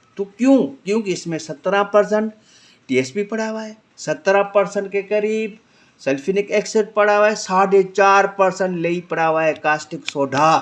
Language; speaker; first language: Urdu; non-native, local second language; Sindhi